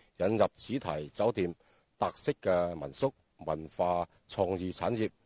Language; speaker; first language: Cantonese; native; Cantonese